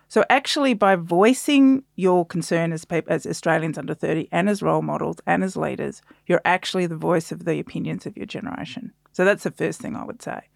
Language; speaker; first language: English; native; English